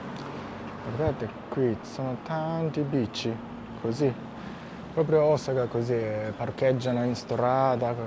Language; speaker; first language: Italian; non-native, fluent; Japanese